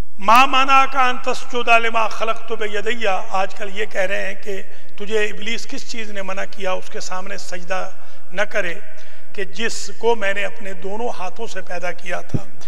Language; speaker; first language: Urdu; native; Urdu